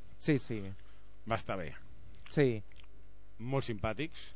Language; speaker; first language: Catalan; non-native, local second language; Spanish